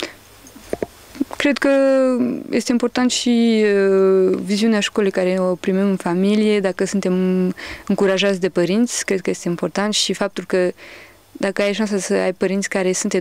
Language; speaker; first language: Romanian; early bilingual, heritage; Romanian